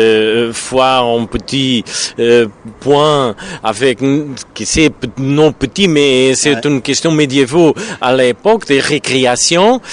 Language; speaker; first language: French; non-native, learner; Portuguese